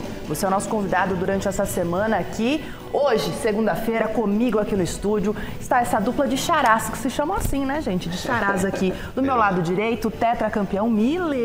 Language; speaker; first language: Portuguese; native; Portuguese